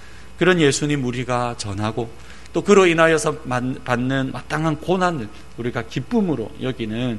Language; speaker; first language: Korean; native; Korean